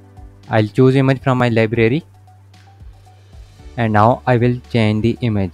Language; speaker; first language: English; non-native, fluent; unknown